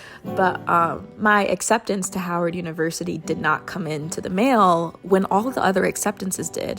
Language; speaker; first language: English; native; English